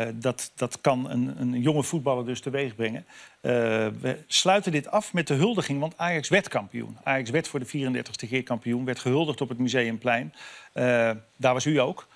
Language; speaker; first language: Dutch; native; Dutch